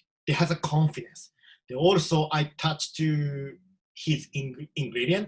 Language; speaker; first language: English; non-native, learner; Japanese